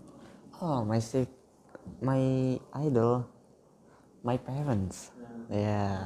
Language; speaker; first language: English; non-native, learner; Indonesian